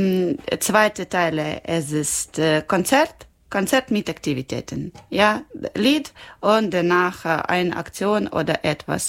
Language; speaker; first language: German; non-native, learner; Ukrainian